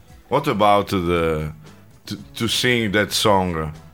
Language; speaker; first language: English; non-native, learner; Italian